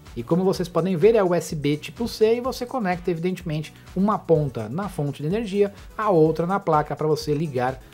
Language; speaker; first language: Portuguese; native; Portuguese